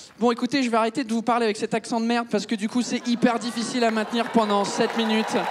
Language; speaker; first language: French; early bilingual, other home language; English